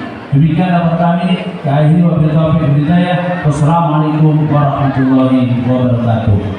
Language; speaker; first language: Indonesian; native; Indonesian